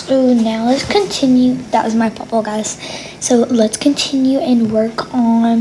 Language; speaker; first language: English; native; English